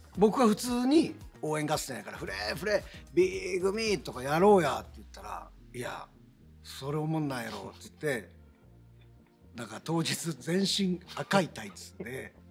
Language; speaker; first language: Japanese; native; Japanese